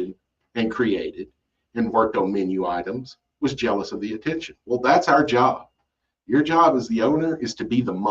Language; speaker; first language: English; native; English